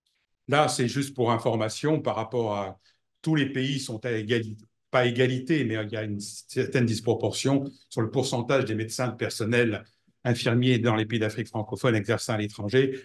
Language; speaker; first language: French; native; French